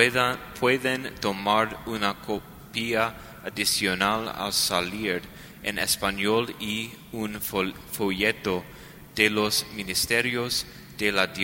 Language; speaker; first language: Spanish; non-native, learner; English